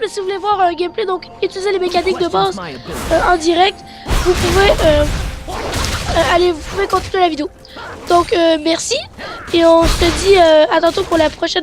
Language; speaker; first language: French; native; French